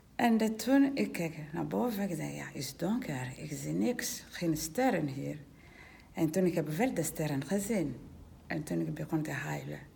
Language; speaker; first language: Dutch; non-native, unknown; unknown